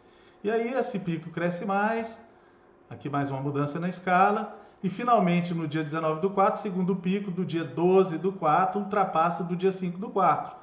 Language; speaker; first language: Portuguese; native; Portuguese